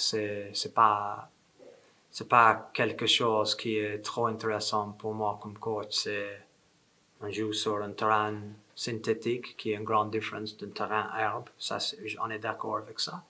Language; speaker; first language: French; non-native, fluent; English